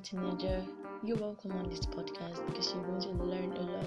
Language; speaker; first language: English; non-native, local second language; Yoruba